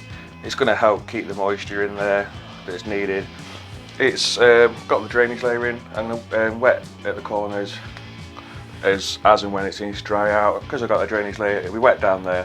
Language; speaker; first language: English; native; English